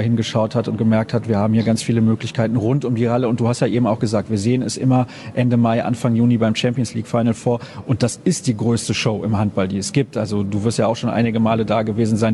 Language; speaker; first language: German; native; German